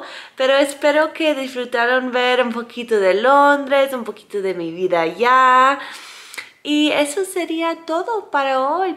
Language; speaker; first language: Spanish; non-native, fluent; English